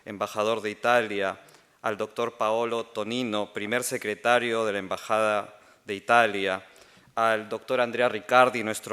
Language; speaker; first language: Spanish; native; Spanish